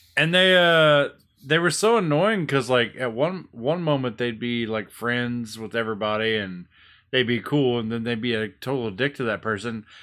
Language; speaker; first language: English; native; English